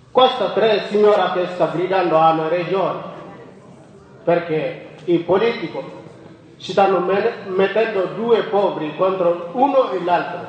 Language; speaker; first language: Italian; non-native, learner; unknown